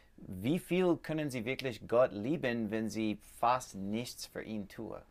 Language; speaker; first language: German; non-native, learner; English